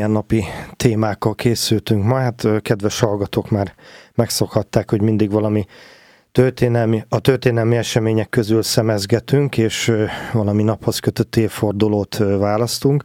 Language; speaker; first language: Hungarian; native; Hungarian